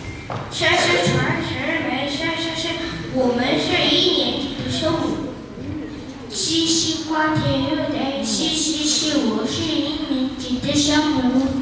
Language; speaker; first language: Chinese; non-native, learner; Mongolian